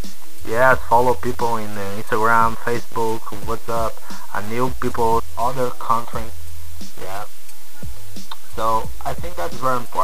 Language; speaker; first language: English; non-native, learner; Portuguese